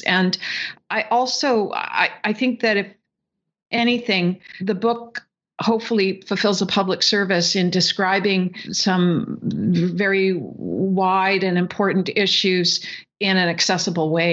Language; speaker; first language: English; native; English